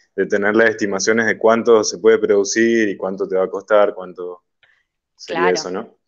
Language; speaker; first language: Spanish; native; Spanish